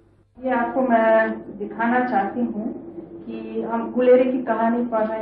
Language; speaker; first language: Hindi; non-native, fluent; Hungarian